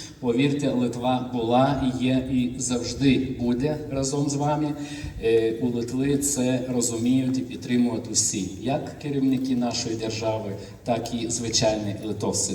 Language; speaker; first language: Ukrainian; non-native, fluent; Lithuanian